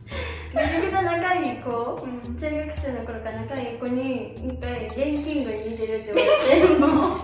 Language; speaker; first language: Japanese; native; Japanese